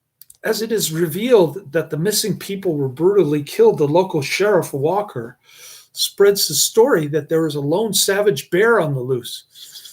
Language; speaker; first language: English; native; English